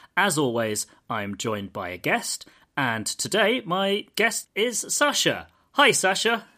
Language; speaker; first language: English; native; English